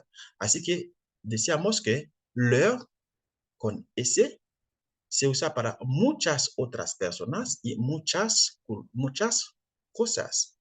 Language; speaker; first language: Spanish; non-native, fluent; French